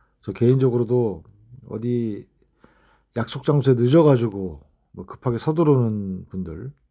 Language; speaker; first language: Korean; native; Korean